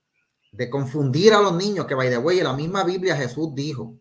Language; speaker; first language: Spanish; native; Spanish